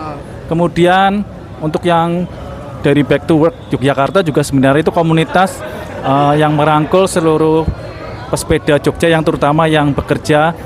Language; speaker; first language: Indonesian; native; Indonesian